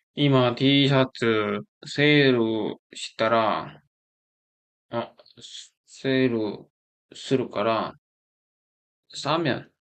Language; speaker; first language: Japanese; non-native, learner; Korean